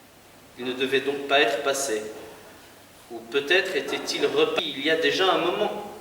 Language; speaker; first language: French; native; French